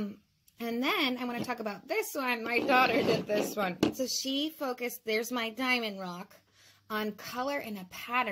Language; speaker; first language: English; native; English